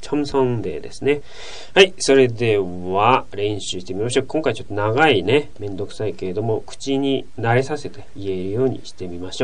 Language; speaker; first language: Japanese; native; Japanese